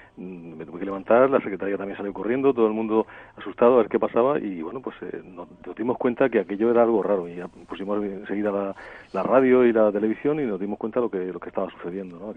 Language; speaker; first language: Spanish; native; Spanish